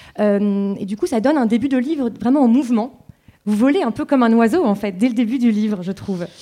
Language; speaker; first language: French; native; French